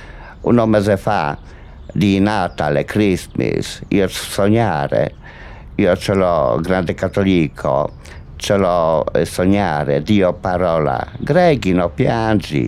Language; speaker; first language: Italian; non-native, learner; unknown